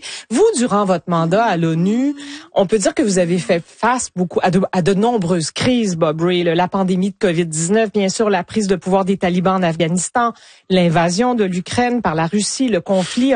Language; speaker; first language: French; native; French